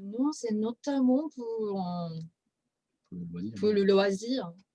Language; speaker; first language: French; non-native, fluent; Japanese